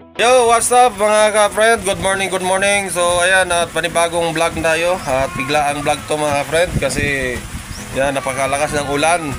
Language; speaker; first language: Filipino; native; Filipino